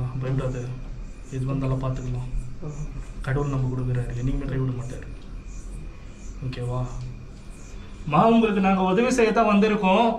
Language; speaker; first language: Tamil; native; Tamil